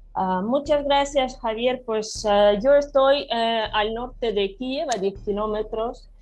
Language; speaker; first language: Spanish; non-native, fluent; Ukrainian